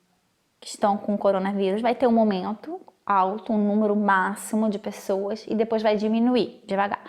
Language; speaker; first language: Portuguese; non-native, fluent; Italian